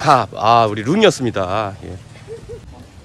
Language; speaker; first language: Korean; native; Korean